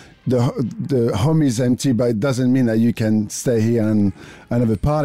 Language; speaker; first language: English; non-native, fluent; French